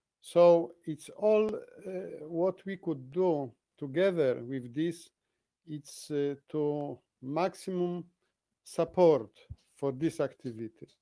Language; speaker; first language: English; non-native, fluent; Polish